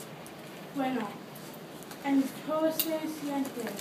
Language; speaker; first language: Spanish; non-native, learner; English